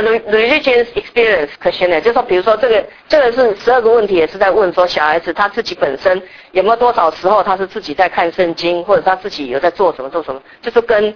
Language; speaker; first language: Chinese; native; Chinese